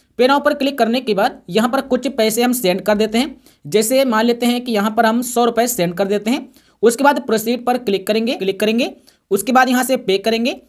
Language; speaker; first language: Hindi; native; Hindi